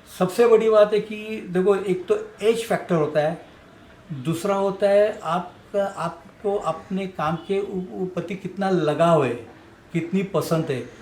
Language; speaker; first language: Hindi; non-native, local second language; Marathi